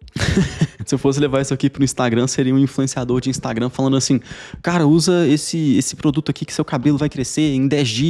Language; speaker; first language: Portuguese; native; Portuguese